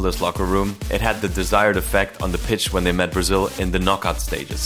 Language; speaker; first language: English; non-native, fluent; Spanish